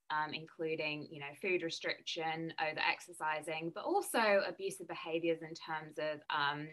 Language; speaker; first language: English; native; English